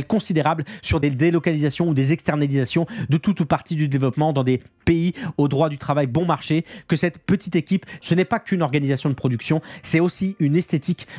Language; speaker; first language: French; native; French